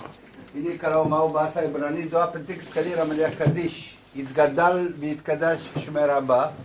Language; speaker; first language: Indonesian; non-native, learner; Hebrew